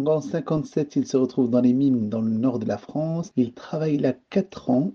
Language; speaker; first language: French; early bilingual, other home language; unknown